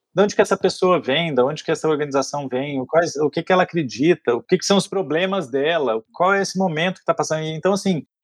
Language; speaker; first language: Portuguese; native; Portuguese